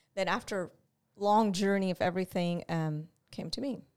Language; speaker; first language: English; non-native, local second language; Gujarati